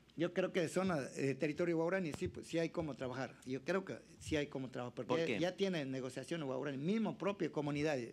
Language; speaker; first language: Spanish; non-native, local second language; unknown